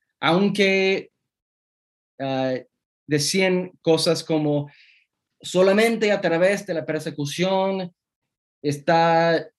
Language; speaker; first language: Spanish; non-native, fluent; English